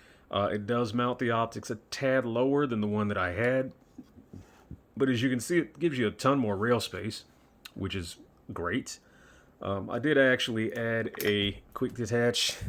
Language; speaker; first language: English; native; English